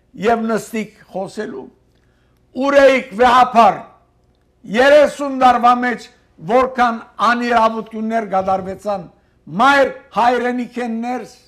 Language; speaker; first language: Armenian; early bilingual, heritage; Armenian